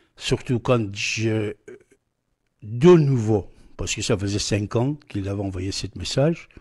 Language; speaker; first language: French; non-native, fluent; Persian